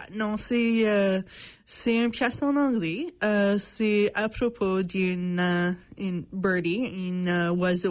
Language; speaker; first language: French; non-native, local second language; English